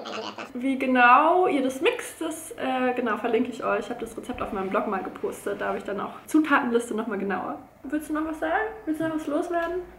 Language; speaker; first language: German; native; German